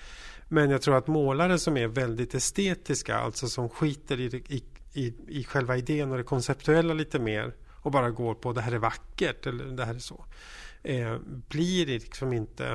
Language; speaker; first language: Swedish; native; Swedish